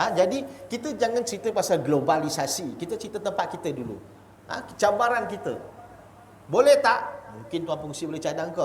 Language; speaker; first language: Malay; non-native, local second language; Chinese